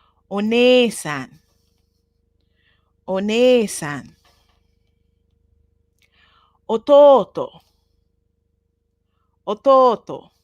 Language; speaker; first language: Japanese; non-native, fluent; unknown